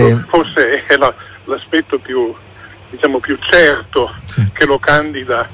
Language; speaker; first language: Italian; native; Italian